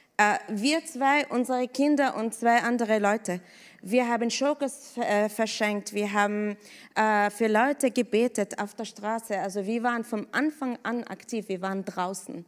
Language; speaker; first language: German; non-native, fluent; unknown